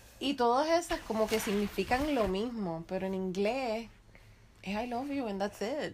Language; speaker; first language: Spanish; native; Spanish